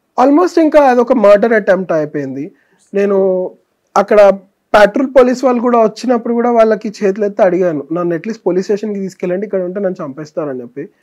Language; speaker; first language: Telugu; native; Telugu